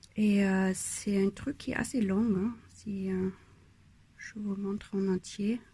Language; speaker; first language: French; non-native, fluent; German